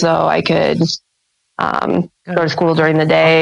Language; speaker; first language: English; native; English